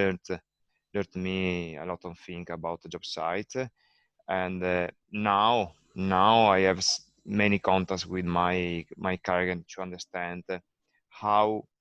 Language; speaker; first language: English; non-native, learner; Italian